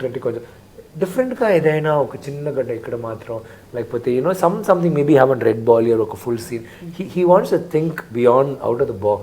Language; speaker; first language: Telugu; non-native, learner; Tamil